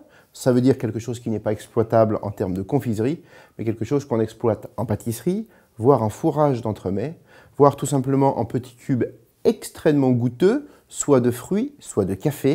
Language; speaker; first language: French; native; French